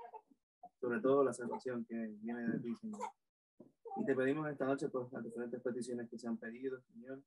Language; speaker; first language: Spanish; native; Spanish